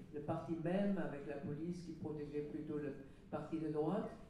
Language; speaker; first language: French; non-native, fluent; German